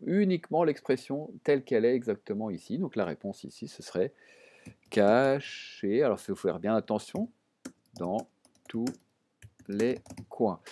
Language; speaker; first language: French; native; French